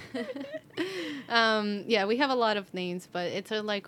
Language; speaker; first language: English; non-native, fluent; Spanish